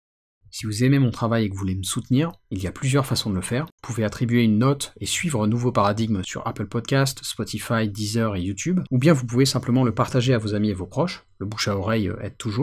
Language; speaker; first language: French; native; French